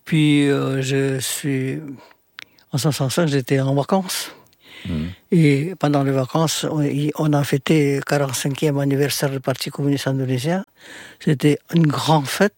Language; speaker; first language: French; non-native, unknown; Indonesian